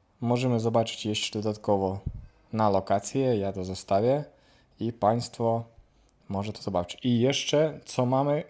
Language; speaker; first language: Polish; non-native, learner; Ukrainian